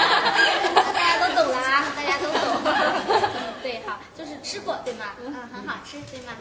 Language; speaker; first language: Chinese; native; Chinese